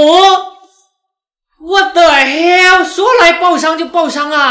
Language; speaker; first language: Chinese; native; Chinese